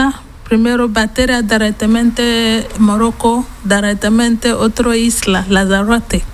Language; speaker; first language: Spanish; non-native, learner; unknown